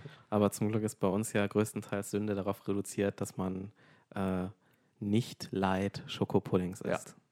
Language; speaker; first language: German; native; German